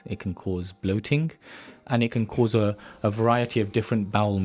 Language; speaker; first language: English; native; English